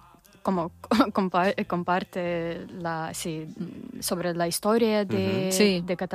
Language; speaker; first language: Catalan; non-native, learner; Russian